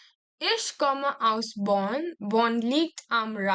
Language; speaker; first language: German; non-native, learner; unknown